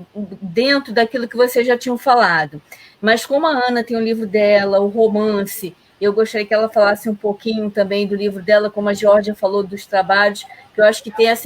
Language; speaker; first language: Portuguese; native; Portuguese